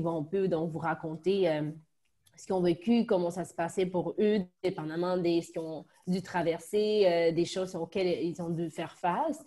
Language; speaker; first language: French; native; French